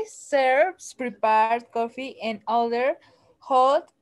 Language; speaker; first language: English; non-native, learner; Spanish